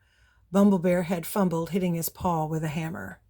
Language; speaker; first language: English; native; English